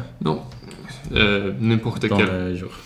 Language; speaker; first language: French; non-native, learner; Swedish